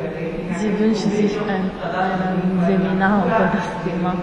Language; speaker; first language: German; non-native, fluent; Italian